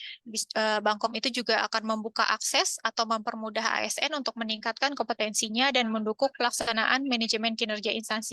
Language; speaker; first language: Indonesian; native; Indonesian